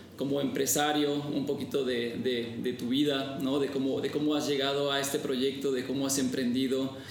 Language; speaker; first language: Spanish; native; Spanish